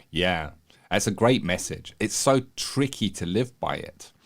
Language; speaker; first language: English; native; English